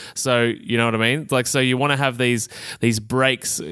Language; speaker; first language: English; native; English